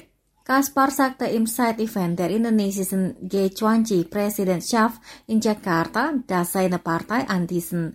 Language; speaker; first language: German; non-native, fluent; Indonesian